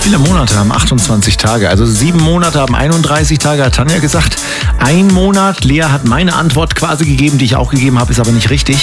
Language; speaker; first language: German; native; German